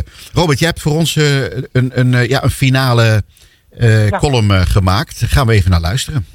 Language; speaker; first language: Dutch; native; Dutch